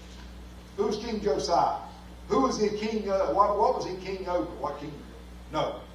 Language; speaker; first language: English; native; English